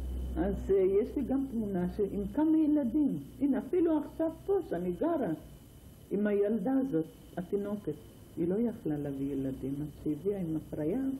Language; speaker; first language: Hebrew; non-native, fluent; Ladino